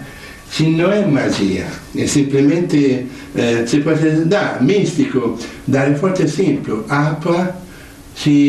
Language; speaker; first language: Romanian; non-native, learner; Italian